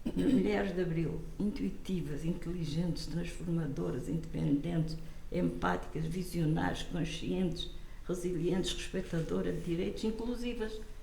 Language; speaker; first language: Portuguese; non-native, local second language; Kabuverdianu